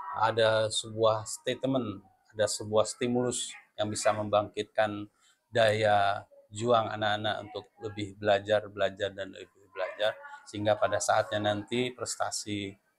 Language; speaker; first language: Indonesian; native; Indonesian